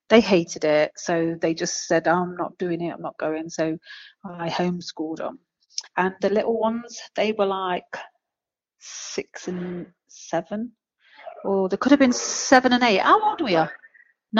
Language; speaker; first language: English; native; English